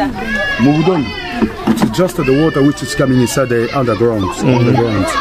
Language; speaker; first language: English; non-native, fluent; Swahili